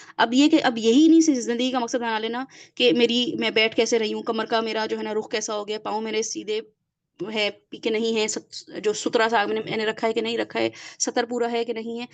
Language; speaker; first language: Urdu; native; Urdu